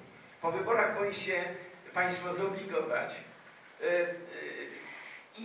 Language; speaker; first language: Polish; native; Polish